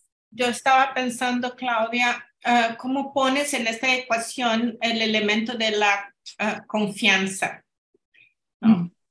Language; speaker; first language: Spanish; non-native, fluent; Portuguese